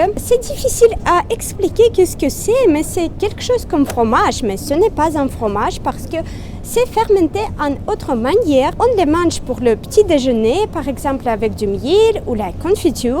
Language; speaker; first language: French; non-native, fluent; Russian